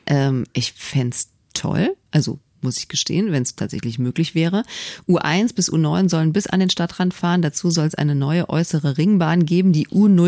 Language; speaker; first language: German; native; German